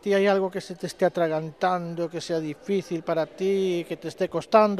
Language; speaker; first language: Spanish; native; Spanish